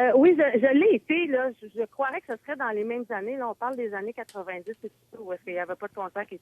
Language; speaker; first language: French; native; French